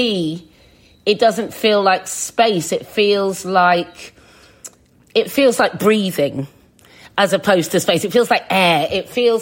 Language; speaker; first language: English; native; English